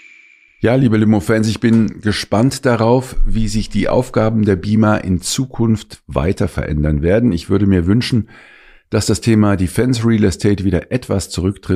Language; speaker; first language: German; native; German